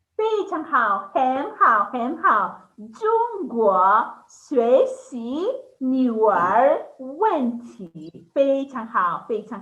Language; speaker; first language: Chinese; non-native, fluent; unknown